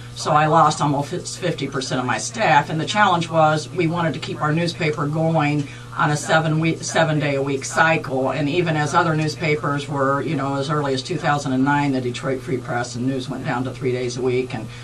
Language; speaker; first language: English; native; English